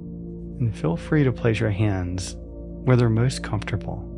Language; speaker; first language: English; native; English